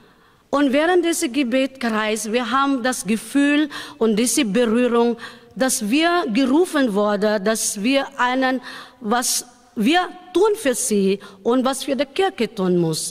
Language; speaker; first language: German; non-native, learner; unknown